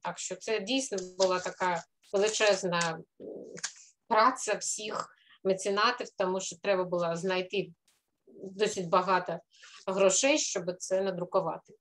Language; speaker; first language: Ukrainian; non-native, fluent; Russian